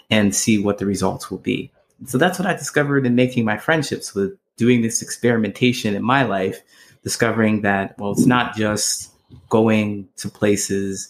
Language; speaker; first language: English; native; English